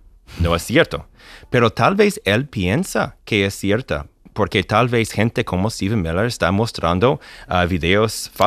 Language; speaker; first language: Spanish; non-native, fluent; English